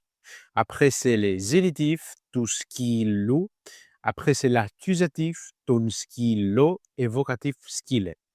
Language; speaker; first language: French; non-native, learner; Greek